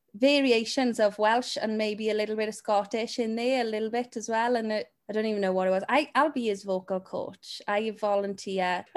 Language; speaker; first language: English; native; English